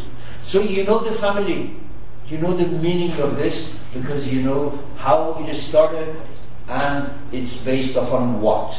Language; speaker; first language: English; non-native, fluent; Persian